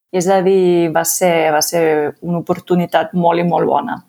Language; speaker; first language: Catalan; non-native, fluent; German